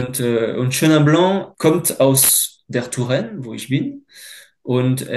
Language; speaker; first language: German; non-native, fluent; French